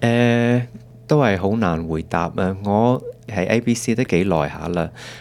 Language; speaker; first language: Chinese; early bilingual, heritage; Cantonese